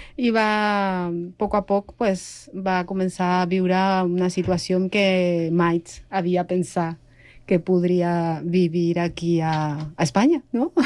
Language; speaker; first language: Catalan; non-native, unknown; Spanish